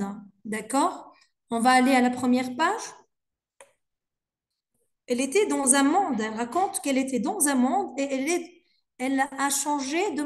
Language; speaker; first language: French; non-native, local second language; Arabic